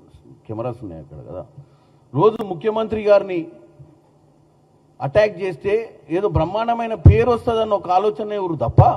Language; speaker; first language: Telugu; native; Telugu